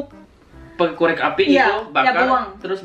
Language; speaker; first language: Indonesian; native; Indonesian